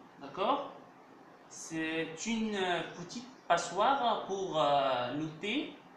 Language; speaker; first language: French; non-native, fluent; Arabic